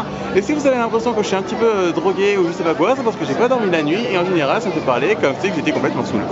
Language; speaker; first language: French; native; French